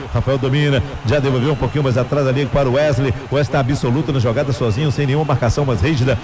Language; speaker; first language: Portuguese; native; Portuguese